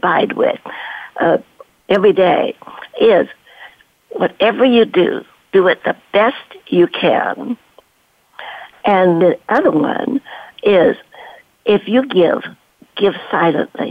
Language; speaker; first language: English; native; English